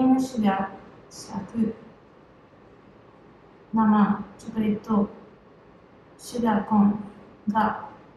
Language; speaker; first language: Japanese; non-native, learner; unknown